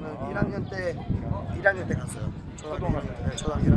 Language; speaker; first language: Korean; early bilingual, heritage; Korean